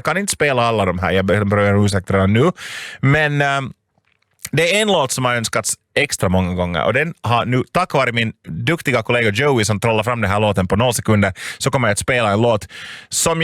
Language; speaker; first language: Swedish; native; Swedish